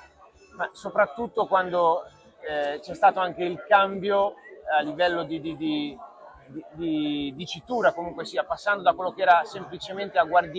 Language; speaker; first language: Italian; native; Italian